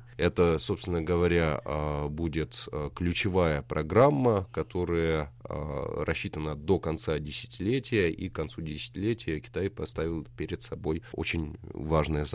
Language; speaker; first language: Russian; native; Russian